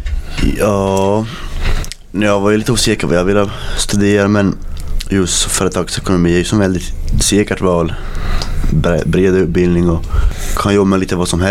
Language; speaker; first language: Swedish; native; Swedish